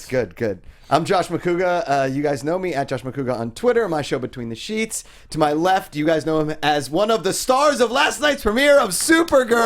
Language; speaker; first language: English; native; English